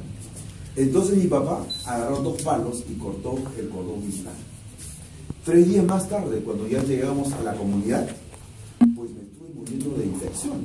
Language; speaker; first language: Spanish; non-native, local second language; Shipibo-Conibo